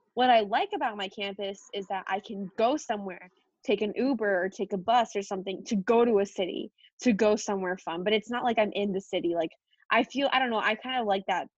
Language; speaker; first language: English; native; English